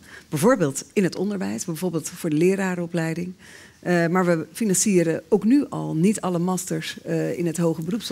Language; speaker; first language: Dutch; native; Dutch